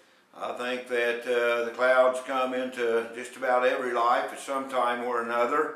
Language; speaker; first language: English; native; English